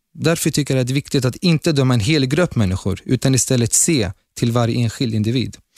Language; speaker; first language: Swedish; early bilingual, other home language; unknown